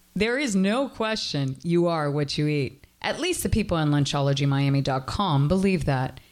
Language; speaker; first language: English; native; English